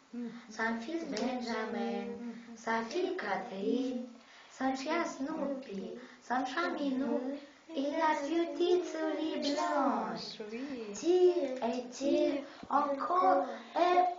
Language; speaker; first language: French; non-native, learner; Russian